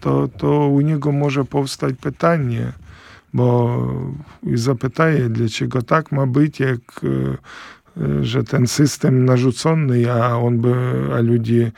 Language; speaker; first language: Polish; non-native, fluent; Ukrainian